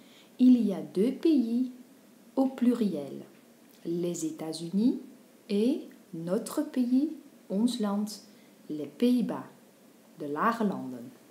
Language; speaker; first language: French; non-native, fluent; Dutch